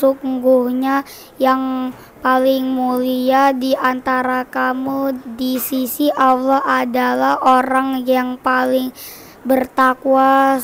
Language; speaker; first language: Indonesian; native; Indonesian